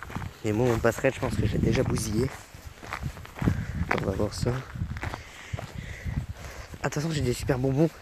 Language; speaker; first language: French; native; French